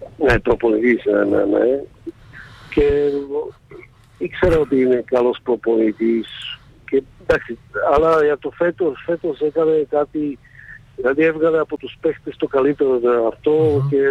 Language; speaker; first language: Greek; non-native, fluent; Slovak